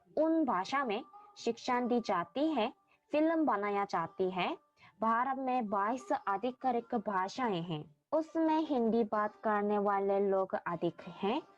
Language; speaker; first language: Hindi; non-native, learner; Korean